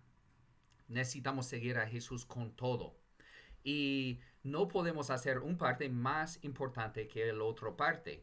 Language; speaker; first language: Spanish; non-native, fluent; English